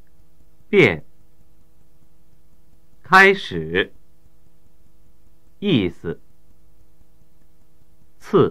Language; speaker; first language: Chinese; native; Chinese